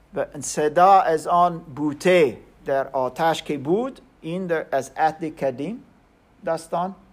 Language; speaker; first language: Persian; non-native, learner; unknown